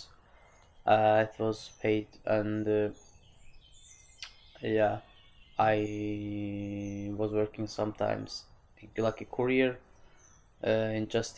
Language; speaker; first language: English; non-native, fluent; Azerbaijani